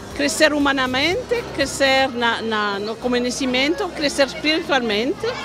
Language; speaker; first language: Portuguese; non-native, fluent; French